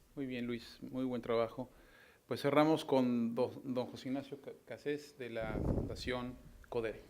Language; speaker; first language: Spanish; native; Spanish